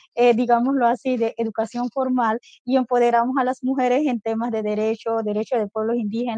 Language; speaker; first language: Spanish; non-native, local second language; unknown